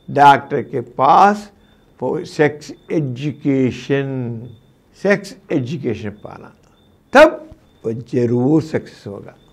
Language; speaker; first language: Hindi; non-native, local second language; Telugu